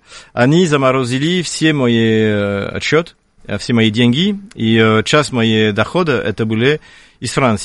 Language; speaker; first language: Russian; non-native, fluent; French